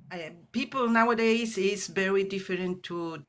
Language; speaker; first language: English; non-native, learner; Spanish